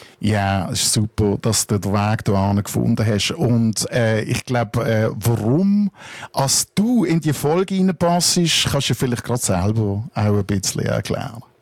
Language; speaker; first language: German; native; German